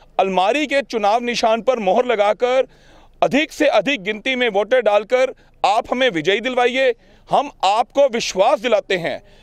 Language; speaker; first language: Hindi; non-native, local second language; Punjabi